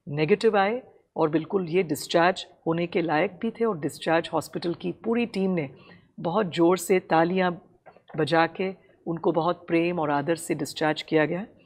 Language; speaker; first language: Hindi; non-native, local second language; Tamil